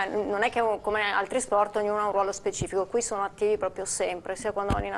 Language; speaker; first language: Italian; native; Italian